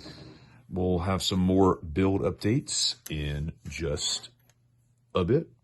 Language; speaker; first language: English; native; English